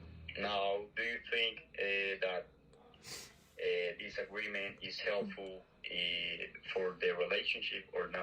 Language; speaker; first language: English; non-native, fluent; Spanish